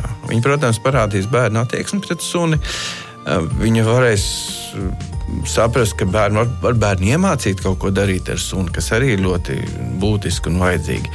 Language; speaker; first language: Latvian; native; Latvian